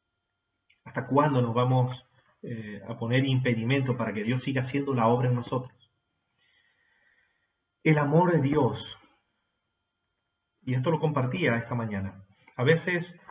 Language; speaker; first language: Spanish; native; Spanish